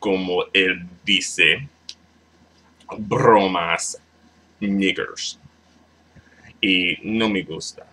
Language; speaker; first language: Spanish; non-native, learner; English